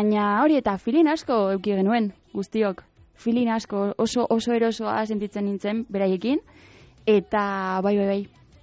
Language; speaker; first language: Basque; non-native, local second language; Spanish